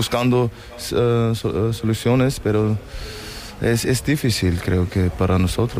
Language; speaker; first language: Spanish; non-native, learner; German